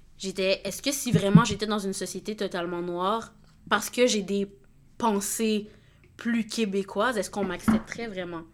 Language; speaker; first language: French; native; French